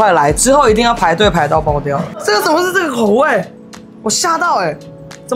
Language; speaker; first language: Chinese; native; Chinese